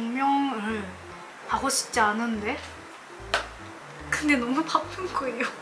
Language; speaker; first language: Korean; non-native, learner; Japanese